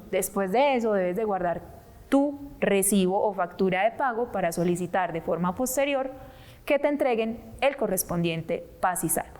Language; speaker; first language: Spanish; native; Spanish